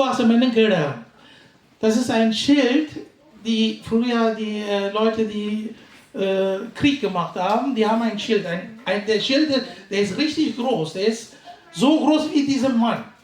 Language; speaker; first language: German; non-native, fluent; Tamil